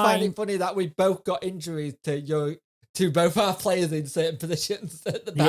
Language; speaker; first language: English; native; English